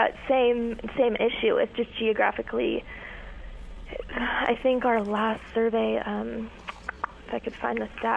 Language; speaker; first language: English; native; English